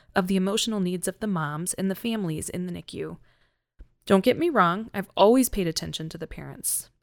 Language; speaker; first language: English; native; English